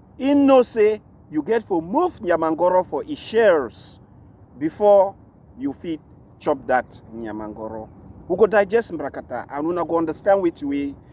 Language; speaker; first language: Nigerian Pidgin; native; Nigerian Pidgin